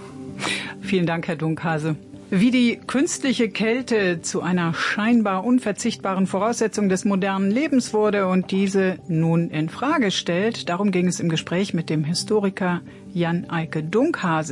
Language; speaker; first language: German; native; German